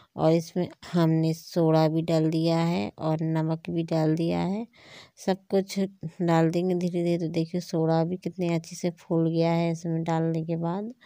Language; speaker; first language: Hindi; native; Hindi